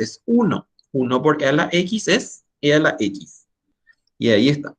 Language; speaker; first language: Spanish; native; Spanish